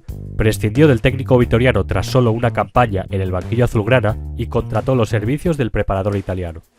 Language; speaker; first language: Spanish; native; Spanish